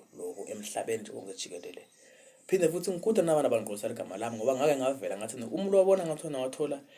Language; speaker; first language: Zulu; non-native, local second language; Swati